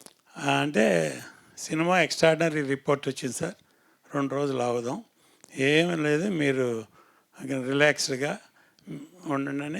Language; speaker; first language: Telugu; native; Telugu